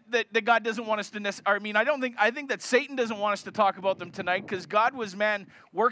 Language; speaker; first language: English; native; English